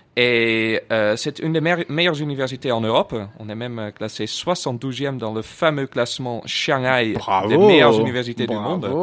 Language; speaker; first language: French; non-native, fluent; Dutch